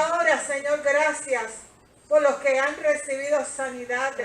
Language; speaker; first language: Spanish; native; Spanish